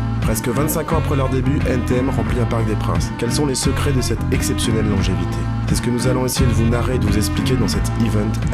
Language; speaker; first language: French; native; French